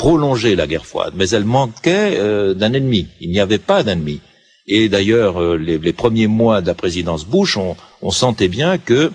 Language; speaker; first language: French; native; French